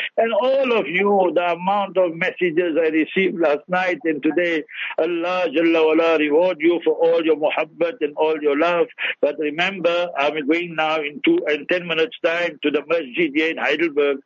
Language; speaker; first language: English; early bilingual, other home language; Urdu